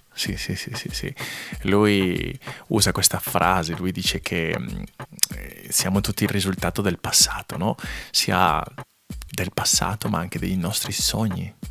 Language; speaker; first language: Italian; non-native, fluent; Spanish